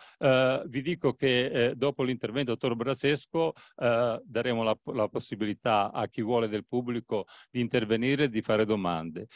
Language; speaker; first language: Italian; native; Italian